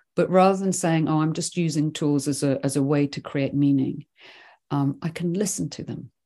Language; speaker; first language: English; early bilingual, other home language; Swedish